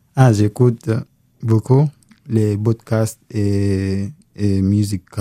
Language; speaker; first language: French; non-native, learner; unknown